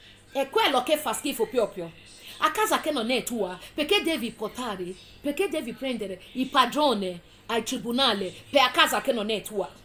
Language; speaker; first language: Italian; non-native, fluent; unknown